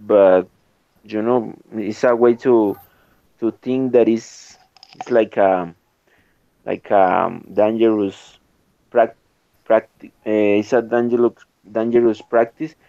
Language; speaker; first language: English; non-native, learner; Spanish